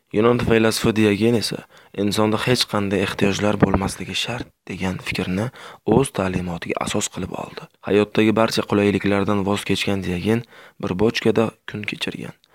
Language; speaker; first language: Uzbek; native; Uzbek